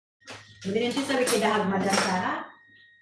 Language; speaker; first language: Arabic; non-native, learner; Indonesian